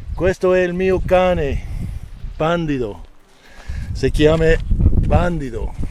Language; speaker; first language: Italian; non-native, learner; English